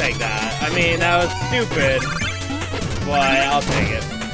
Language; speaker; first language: English; native; English